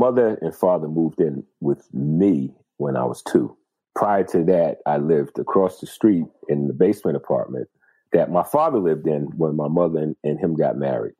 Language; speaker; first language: English; native; English